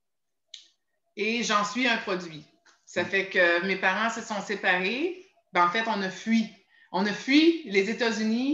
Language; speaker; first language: French; native; French